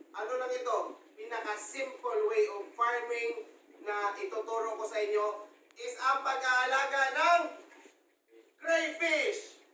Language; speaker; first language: Filipino; non-native, local second language; Cebuano